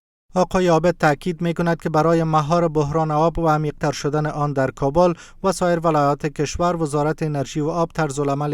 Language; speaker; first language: Persian; native; Persian